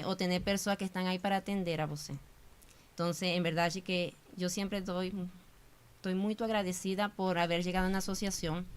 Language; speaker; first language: Portuguese; non-native, fluent; Spanish